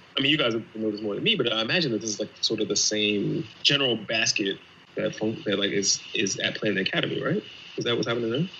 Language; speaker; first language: English; native; English